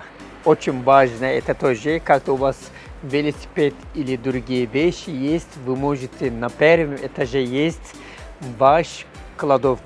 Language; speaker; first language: Russian; non-native, learner; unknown